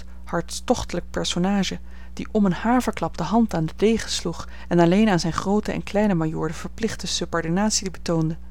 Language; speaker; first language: Dutch; native; Dutch